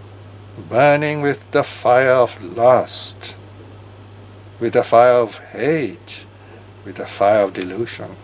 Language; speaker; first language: English; native; English